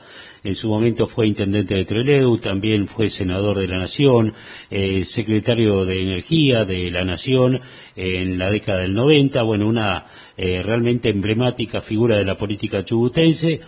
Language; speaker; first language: Spanish; native; Spanish